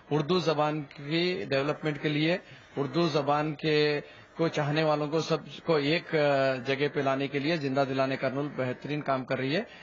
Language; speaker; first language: Urdu; native; Urdu